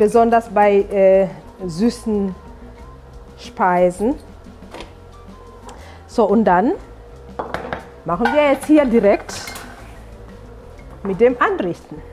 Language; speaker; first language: German; non-native, fluent; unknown